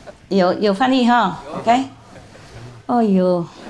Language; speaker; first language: English; non-native, fluent; Vietnamese